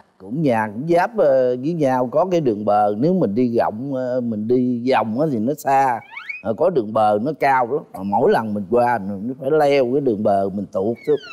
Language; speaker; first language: Vietnamese; native; Vietnamese